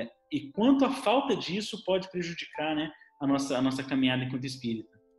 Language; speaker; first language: Portuguese; native; Portuguese